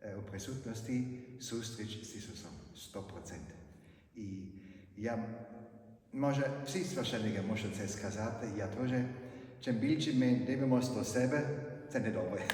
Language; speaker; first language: Ukrainian; non-native, fluent; German